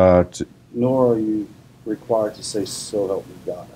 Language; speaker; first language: English; native; English